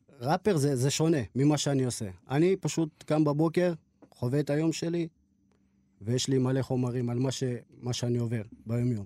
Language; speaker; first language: Hebrew; native; Hebrew